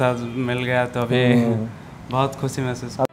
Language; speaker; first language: Hindi; non-native, local second language; Odia